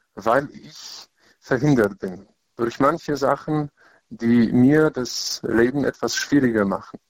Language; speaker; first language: German; non-native, fluent; Polish